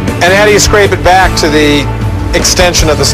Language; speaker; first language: English; native; English